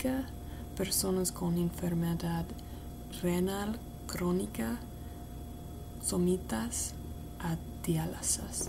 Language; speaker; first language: Spanish; non-native, learner; English